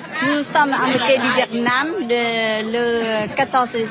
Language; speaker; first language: French; non-native, fluent; Vietnamese